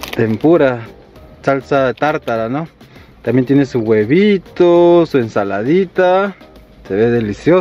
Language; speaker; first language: Spanish; native; Spanish